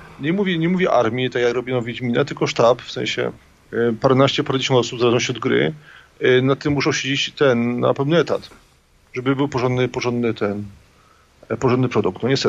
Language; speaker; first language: Polish; native; Polish